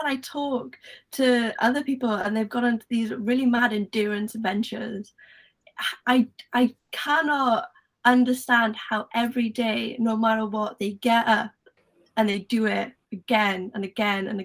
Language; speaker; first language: English; native; English